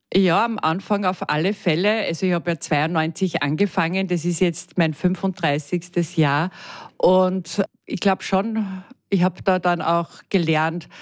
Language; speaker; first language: German; native; German